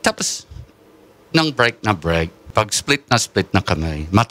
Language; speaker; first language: Filipino; non-native, learner; English